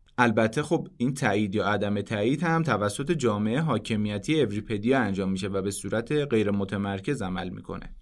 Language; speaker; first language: Persian; native; Persian